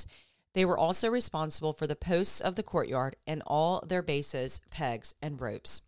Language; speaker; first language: English; native; English